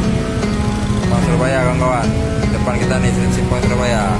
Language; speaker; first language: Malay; non-native, local second language; Achinese